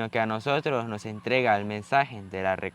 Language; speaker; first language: Spanish; native; Spanish